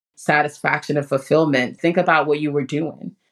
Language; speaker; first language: English; early bilingual, other home language; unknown